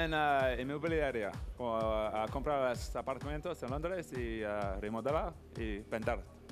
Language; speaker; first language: Spanish; non-native, learner; English